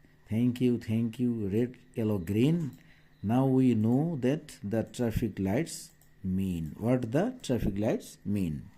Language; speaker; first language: English; non-native, local second language; Bangla